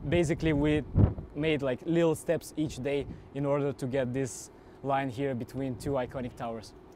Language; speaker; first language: English; non-native, fluent; Estonian